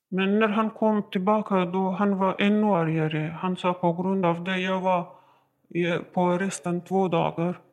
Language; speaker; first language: Swedish; non-native, learner; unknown